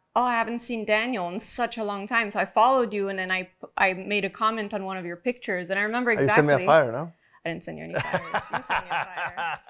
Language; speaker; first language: English; non-native, fluent; Portuguese